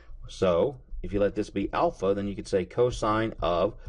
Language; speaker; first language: English; native; English